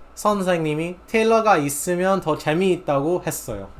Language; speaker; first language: Korean; non-native, fluent; English